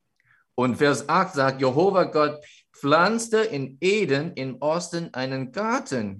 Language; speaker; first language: German; non-native, fluent; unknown